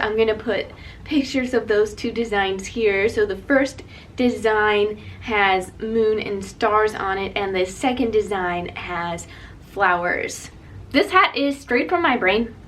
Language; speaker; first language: English; native; English